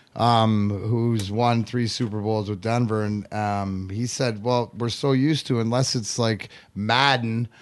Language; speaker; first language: English; native; English